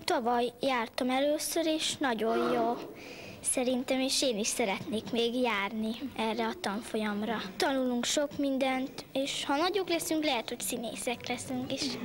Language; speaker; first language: Hungarian; native; Hungarian